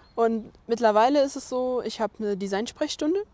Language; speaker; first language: German; native; German